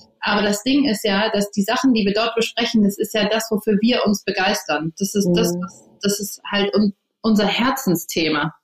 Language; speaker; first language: German; early bilingual, other home language; English